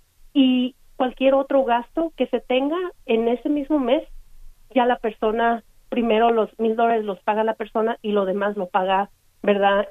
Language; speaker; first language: Spanish; native; Spanish